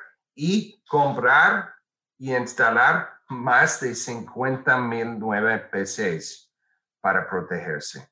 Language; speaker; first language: Spanish; non-native, fluent; English